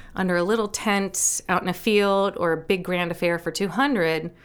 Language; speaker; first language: English; native; English